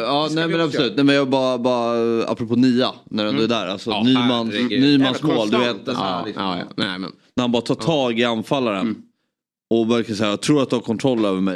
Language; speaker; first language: Swedish; native; Swedish